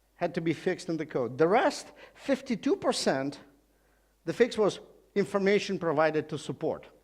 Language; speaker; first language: English; non-native, fluent; Russian